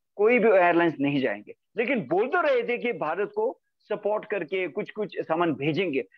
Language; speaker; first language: Hindi; native; Hindi